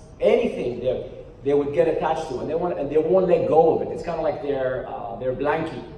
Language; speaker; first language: English; non-native, fluent; Arabic